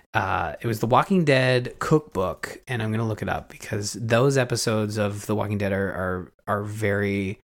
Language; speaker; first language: English; native; English